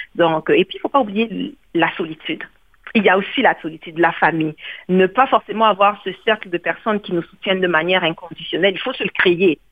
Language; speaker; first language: French; non-native, local second language; Kongo